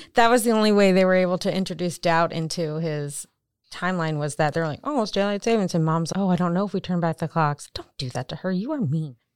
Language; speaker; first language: English; native; English